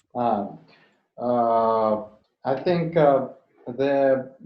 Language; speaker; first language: English; non-native, learner; Russian